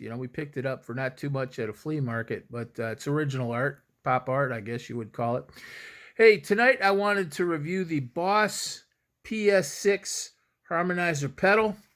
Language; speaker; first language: English; native; English